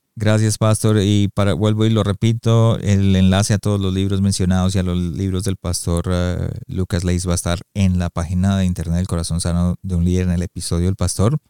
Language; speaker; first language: Spanish; early bilingual, heritage; Spanish